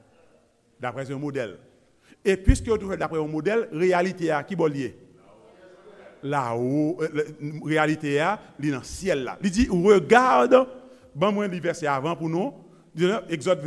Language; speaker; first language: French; non-native, local second language; Haitian Creole